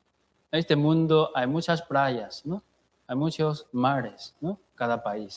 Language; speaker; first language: Spanish; non-native, fluent; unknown